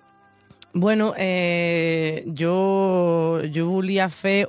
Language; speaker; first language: Catalan; non-native, learner; Spanish